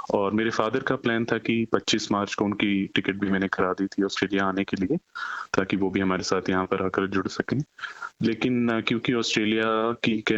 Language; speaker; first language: Hindi; native; Hindi